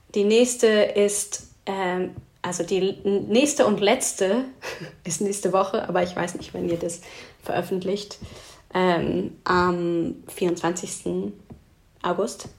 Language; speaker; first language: German; non-native, fluent; English